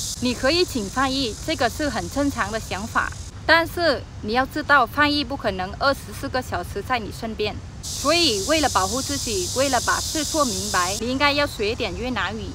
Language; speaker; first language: Chinese; non-native, fluent; Vietnamese